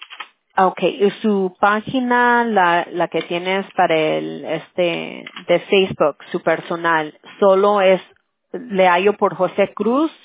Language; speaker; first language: Spanish; early bilingual, heritage; English